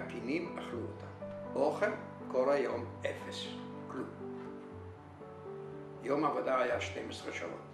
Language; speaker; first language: Hebrew; non-native, fluent; Yiddish